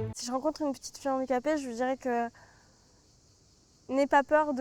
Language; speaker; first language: French; native; French